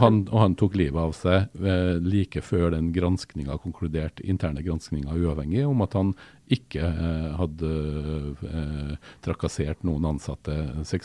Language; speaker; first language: Norwegian; native; Norwegian